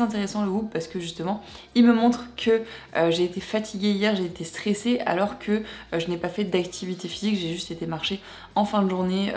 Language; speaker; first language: French; native; French